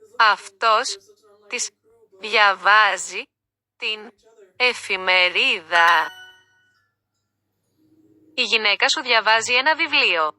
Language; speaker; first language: Greek; non-native, learner; Ukrainian